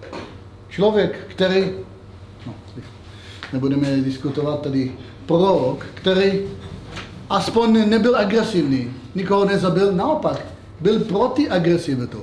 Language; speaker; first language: Czech; non-native, fluent; Hebrew